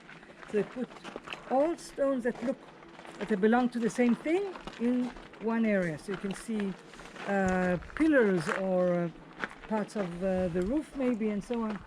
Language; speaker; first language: English; non-native, fluent; Hebrew